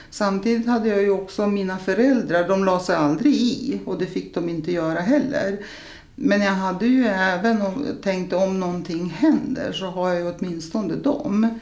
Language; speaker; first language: Swedish; early bilingual, other home language; Serbian